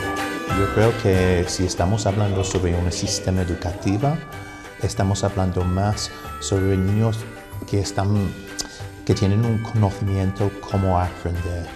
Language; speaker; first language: Spanish; non-native, fluent; English